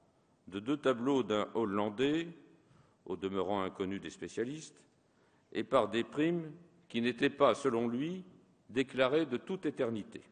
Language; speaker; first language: French; native; French